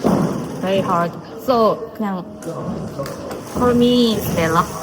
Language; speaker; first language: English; non-native, learner; Korean